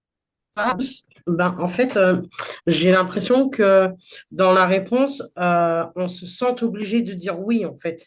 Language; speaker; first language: French; native; French